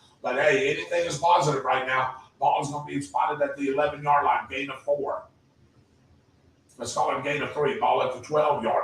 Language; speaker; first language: English; native; English